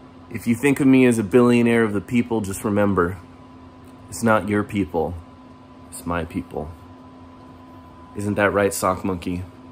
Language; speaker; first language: English; native; English